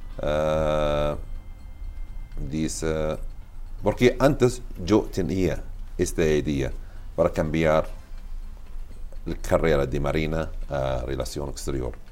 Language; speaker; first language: Spanish; non-native, learner; Arabic